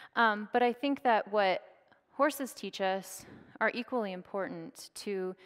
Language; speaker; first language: English; native; English